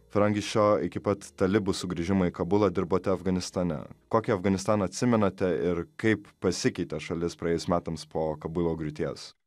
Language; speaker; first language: Lithuanian; native; Lithuanian